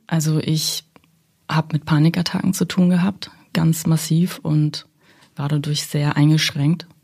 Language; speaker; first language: German; early bilingual, other home language; Russian